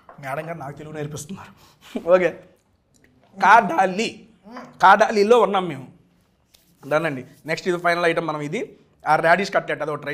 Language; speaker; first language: Telugu; native; Telugu